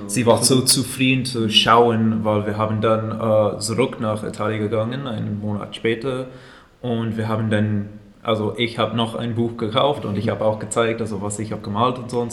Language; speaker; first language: German; non-native, fluent; English